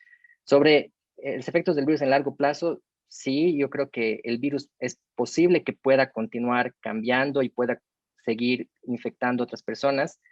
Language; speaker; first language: Spanish; native; Spanish